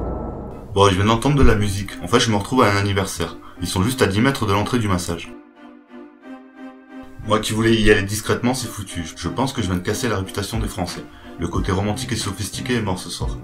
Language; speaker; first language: French; native; French